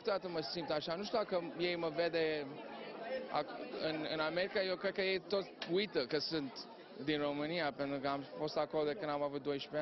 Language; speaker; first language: Romanian; early bilingual, heritage; Romanian